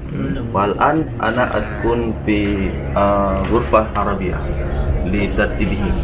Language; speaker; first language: Arabic; non-native, learner; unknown